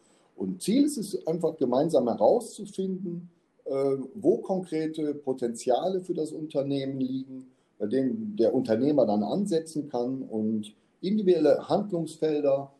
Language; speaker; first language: German; native; German